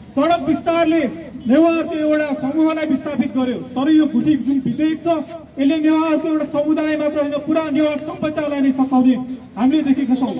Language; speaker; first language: Nepali; non-native, local second language; Newari